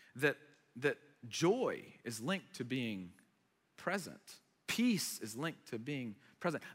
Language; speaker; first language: English; early bilingual, other home language; Arabic